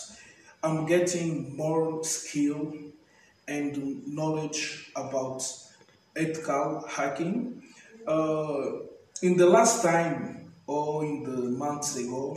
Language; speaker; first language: English; non-native, fluent; Portuguese